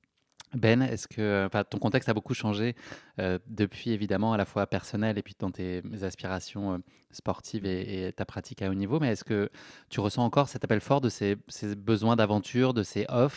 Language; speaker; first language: French; native; French